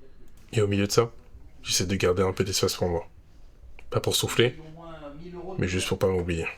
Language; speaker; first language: French; native; French